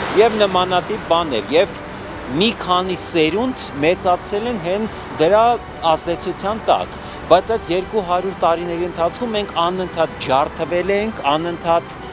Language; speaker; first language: Armenian; native; Armenian